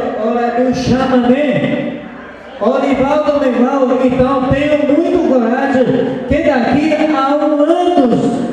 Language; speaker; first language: Portuguese; non-native, local second language; Spanish